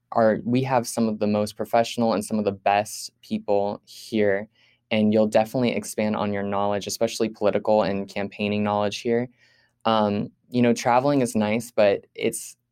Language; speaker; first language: English; native; English